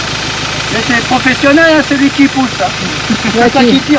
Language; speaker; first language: French; native; French